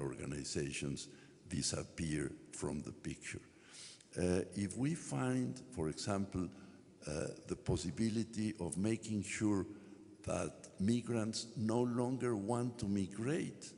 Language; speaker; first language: English; non-native, fluent; Spanish